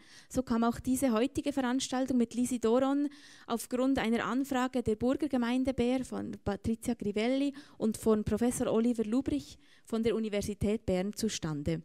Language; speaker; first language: German; native; German